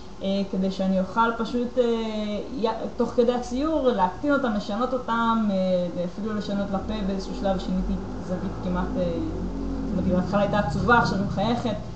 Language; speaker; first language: Hebrew; native; Hebrew